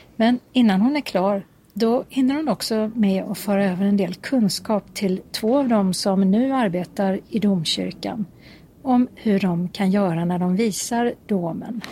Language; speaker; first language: Swedish; native; Swedish